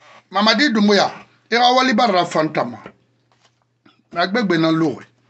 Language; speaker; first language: French; non-native, local second language; Susu